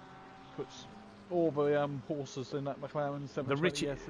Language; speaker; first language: English; native; English